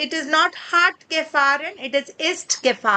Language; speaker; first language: German; non-native, fluent; Kannada